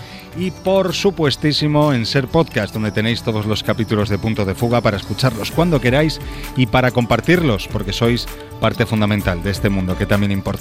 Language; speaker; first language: Spanish; native; Spanish